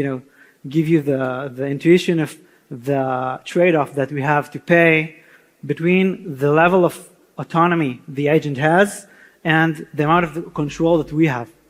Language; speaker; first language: English; non-native, fluent; Hebrew